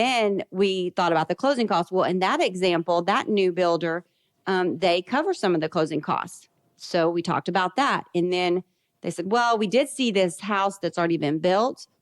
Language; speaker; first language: English; native; English